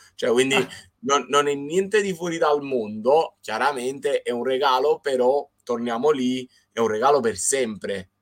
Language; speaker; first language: Italian; native; Italian